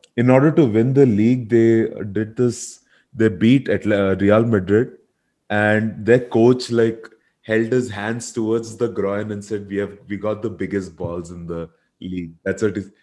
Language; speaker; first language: English; non-native, local second language; Hindi